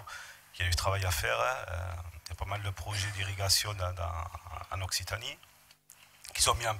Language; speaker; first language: French; native; French